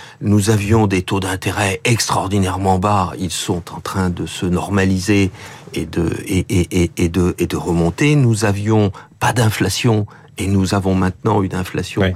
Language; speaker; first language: French; native; French